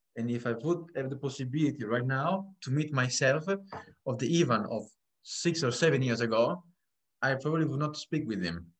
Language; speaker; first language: English; non-native, fluent; Italian